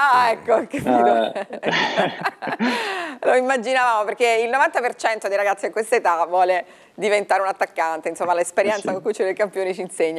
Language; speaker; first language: Italian; native; Italian